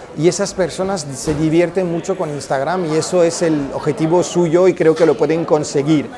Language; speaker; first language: Spanish; early bilingual, heritage; Spanish